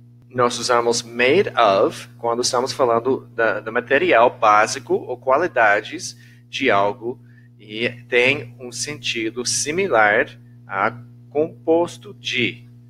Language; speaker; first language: Portuguese; non-native, fluent; English